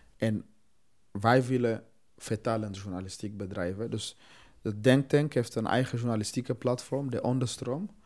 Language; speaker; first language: Dutch; non-native, fluent; Swahili